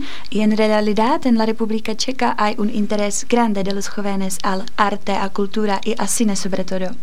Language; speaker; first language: Spanish; non-native, fluent; Czech